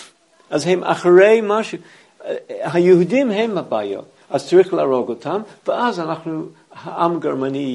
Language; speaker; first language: Hebrew; non-native, fluent; English